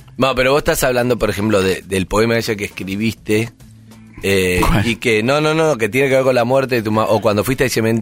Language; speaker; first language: Spanish; native; Spanish